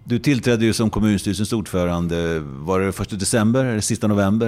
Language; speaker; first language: Swedish; native; Swedish